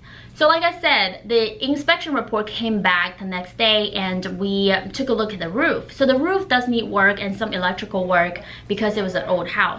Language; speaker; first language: English; non-native, fluent; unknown